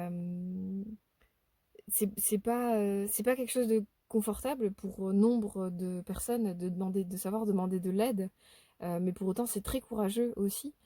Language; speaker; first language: French; native; French